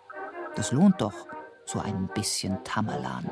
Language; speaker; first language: German; native; German